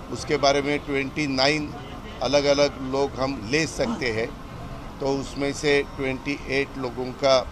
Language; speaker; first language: Hindi; non-native, local second language; Marathi